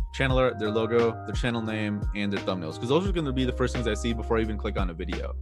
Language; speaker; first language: English; native; English